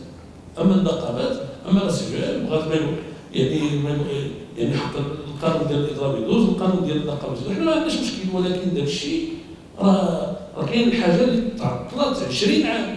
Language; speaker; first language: Arabic; native; Arabic